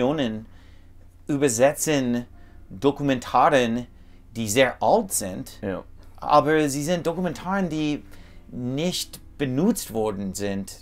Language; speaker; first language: German; non-native, fluent; English